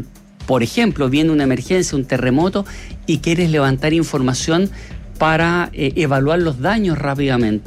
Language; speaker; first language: Spanish; native; Spanish